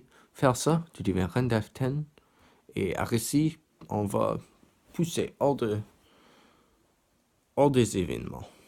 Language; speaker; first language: French; non-native, learner; English